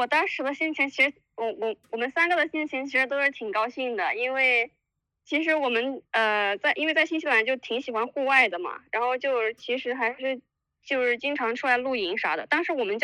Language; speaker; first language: Chinese; native; Chinese